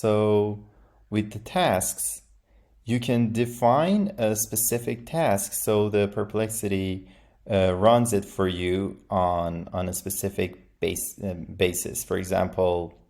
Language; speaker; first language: English; non-native, fluent; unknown